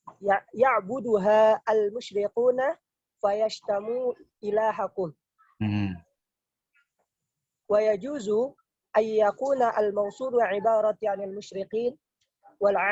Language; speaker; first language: Arabic; non-native, learner; Indonesian